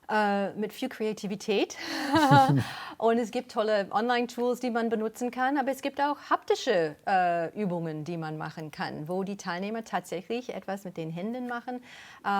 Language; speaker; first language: German; non-native, fluent; English